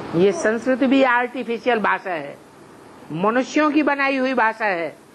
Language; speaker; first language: Hindi; native; Hindi